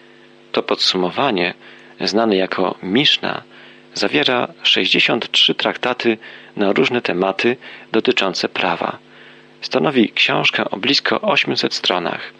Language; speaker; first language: Polish; native; Polish